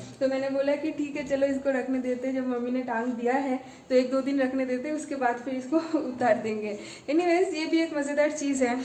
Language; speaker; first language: Hindi; non-native, local second language; Bangla